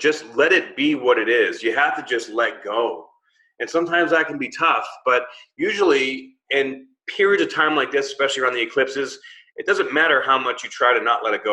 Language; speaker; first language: English; native; English